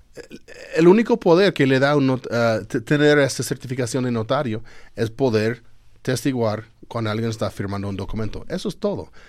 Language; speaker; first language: Spanish; non-native, fluent; English